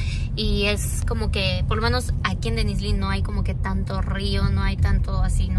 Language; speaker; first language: Spanish; native; Spanish